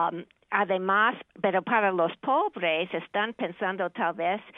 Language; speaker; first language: Spanish; non-native, fluent; English